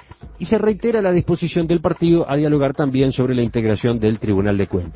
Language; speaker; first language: Spanish; native; Spanish